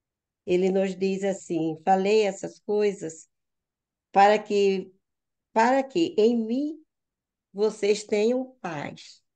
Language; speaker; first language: Portuguese; native; Portuguese